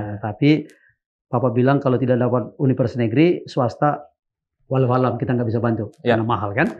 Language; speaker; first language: Indonesian; non-native, local second language; Batak Toba